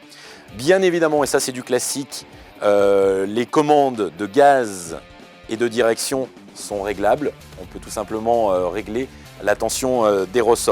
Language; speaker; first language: French; native; French